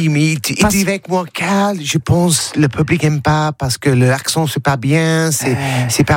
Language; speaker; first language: French; non-native, learner; English